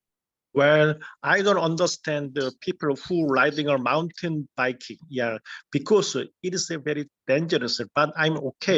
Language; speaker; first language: English; non-native, learner; Korean